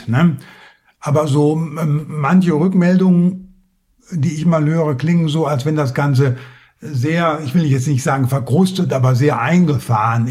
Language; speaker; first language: German; native; German